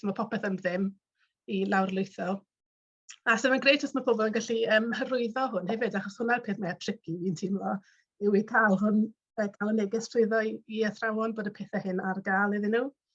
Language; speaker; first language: Welsh; native; Welsh